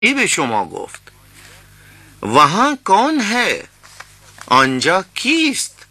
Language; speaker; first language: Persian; non-native, fluent; Urdu